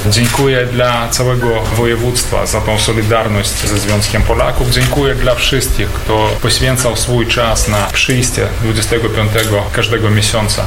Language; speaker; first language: Polish; early bilingual, heritage; Polish